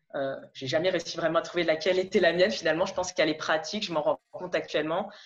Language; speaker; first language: French; native; French